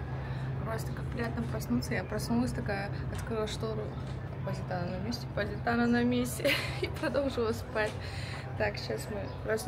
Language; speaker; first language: Russian; native; Russian